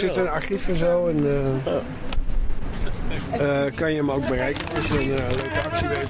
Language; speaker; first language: Dutch; native; Dutch